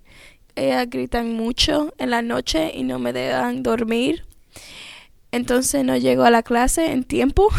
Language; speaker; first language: Spanish; non-native, learner; English